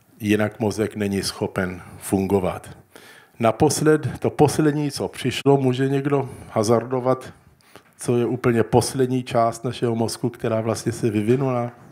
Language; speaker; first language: Czech; early bilingual, heritage; Czech